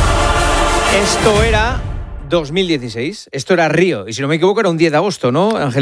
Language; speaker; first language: Spanish; native; Spanish